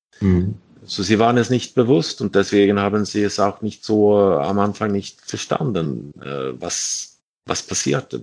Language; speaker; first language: German; non-native, fluent; Swedish